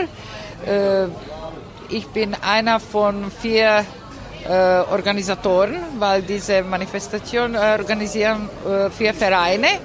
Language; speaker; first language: German; non-native, learner; Croatian